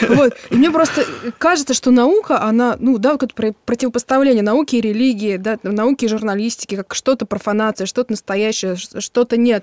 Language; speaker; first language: Russian; native; Russian